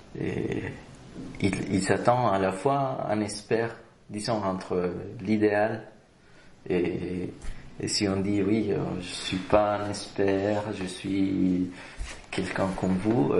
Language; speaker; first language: French; non-native, fluent; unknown